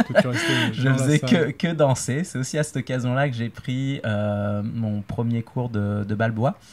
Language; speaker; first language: French; native; French